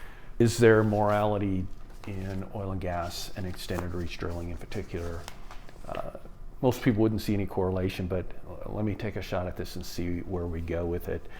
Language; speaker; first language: English; native; English